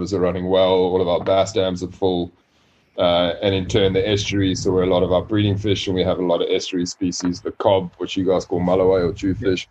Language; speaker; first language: English; native; English